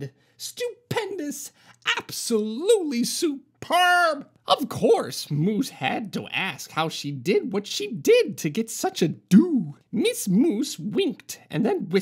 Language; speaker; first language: English; native; English